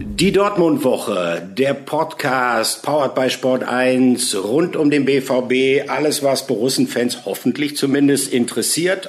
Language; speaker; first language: German; native; German